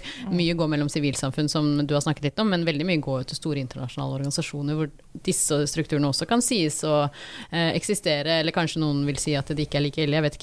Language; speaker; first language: Norwegian; native; Norwegian